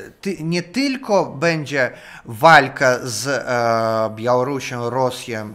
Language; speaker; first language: Polish; non-native, fluent; Russian